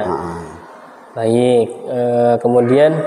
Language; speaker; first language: Indonesian; native; Indonesian